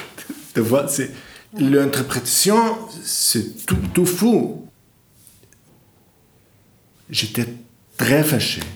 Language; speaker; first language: French; non-native, learner; English